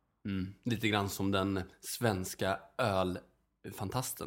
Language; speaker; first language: Swedish; native; Swedish